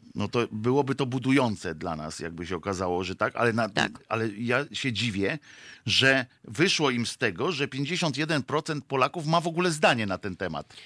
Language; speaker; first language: Polish; native; Polish